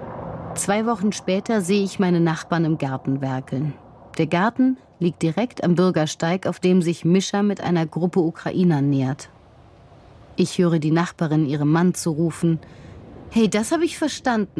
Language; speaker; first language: German; native; German